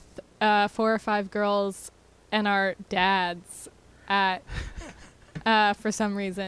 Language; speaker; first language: English; native; English